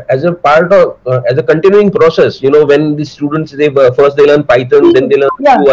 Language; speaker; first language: English; non-native, local second language; Marathi